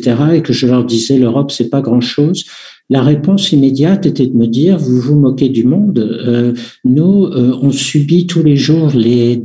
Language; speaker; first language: French; native; French